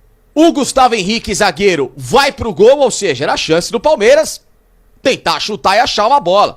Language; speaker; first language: Portuguese; native; Portuguese